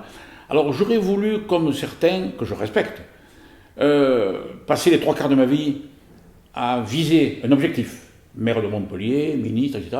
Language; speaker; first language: French; native; French